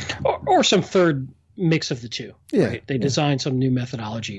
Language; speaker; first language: English; native; English